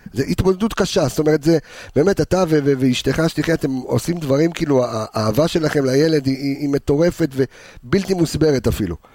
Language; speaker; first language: Hebrew; native; Hebrew